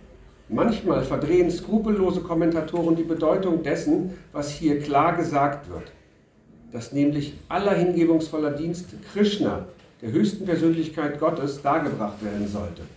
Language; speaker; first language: German; native; German